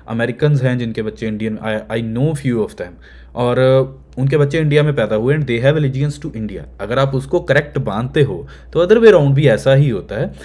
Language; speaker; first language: Hindi; native; Hindi